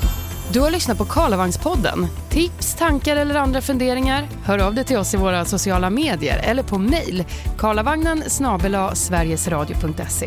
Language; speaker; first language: Swedish; native; Swedish